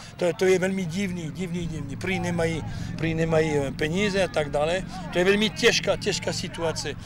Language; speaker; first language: Czech; non-native, fluent; French